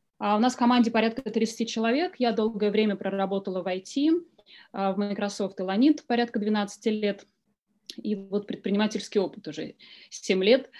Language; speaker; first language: Russian; native; Russian